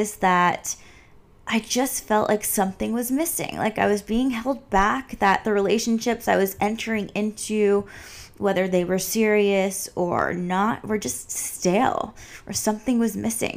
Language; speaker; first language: English; native; English